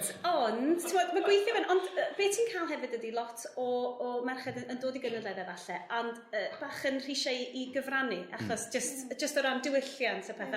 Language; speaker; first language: Welsh; native; Welsh